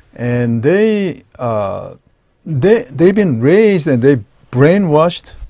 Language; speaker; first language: English; non-native, learner; Korean